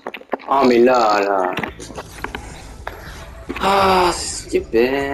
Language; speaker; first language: French; native; French